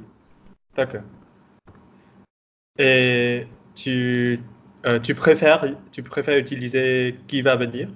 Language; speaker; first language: French; non-native, fluent; Vietnamese